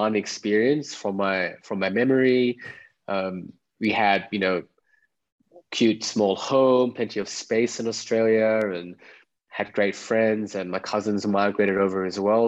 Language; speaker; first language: English; native; English